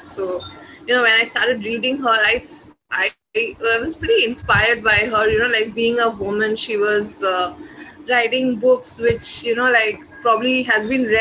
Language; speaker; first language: English; non-native, local second language; Bangla